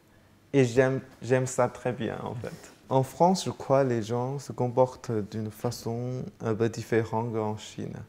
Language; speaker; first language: French; non-native, fluent; Chinese